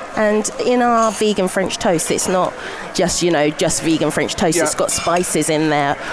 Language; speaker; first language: English; native; English